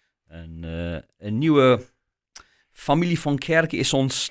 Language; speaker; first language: Dutch; non-native, fluent; English